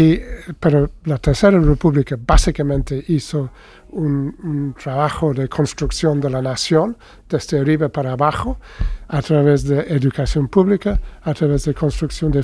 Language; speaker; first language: Spanish; non-native, fluent; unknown